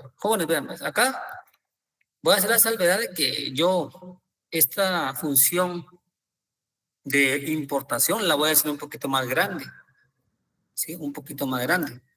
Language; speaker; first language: Spanish; native; Spanish